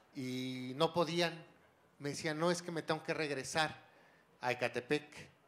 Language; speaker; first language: Spanish; native; Spanish